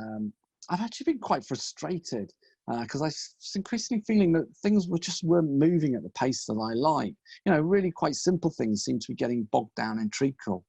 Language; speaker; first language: English; native; English